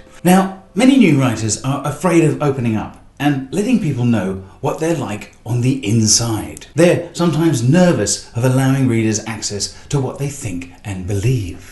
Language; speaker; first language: English; native; English